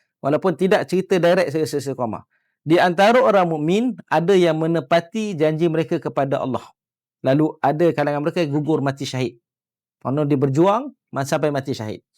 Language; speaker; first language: Malay; native; Malay